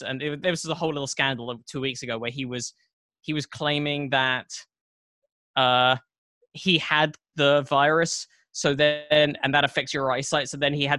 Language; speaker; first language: English; native; English